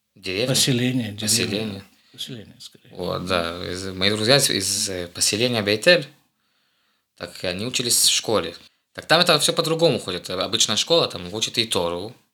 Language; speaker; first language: Russian; non-native, fluent; Hebrew